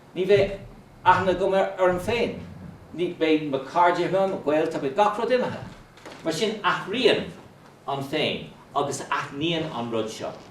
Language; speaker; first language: Irish; non-native, local second language; English